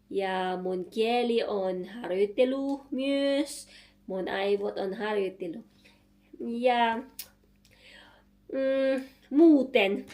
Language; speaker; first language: Finnish; non-native, learner; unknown